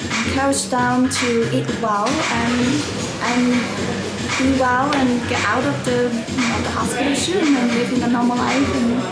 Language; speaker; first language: English; non-native, fluent; Chinese